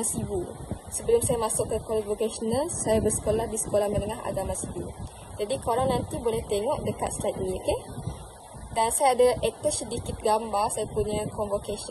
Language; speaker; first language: Malay; native; Malay